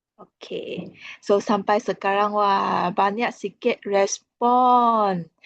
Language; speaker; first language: Malay; non-native, local second language; Chinese